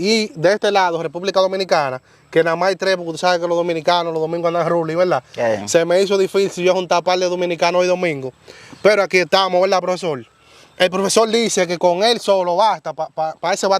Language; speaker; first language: Spanish; native; Spanish